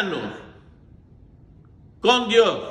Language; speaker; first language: Spanish; native; Spanish